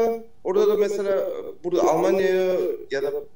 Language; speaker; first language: Turkish; early bilingual, heritage; Turkish